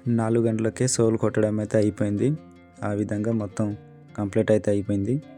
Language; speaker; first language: Telugu; non-native, local second language; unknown